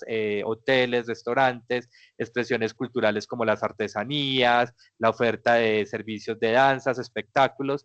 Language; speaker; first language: Spanish; native; Spanish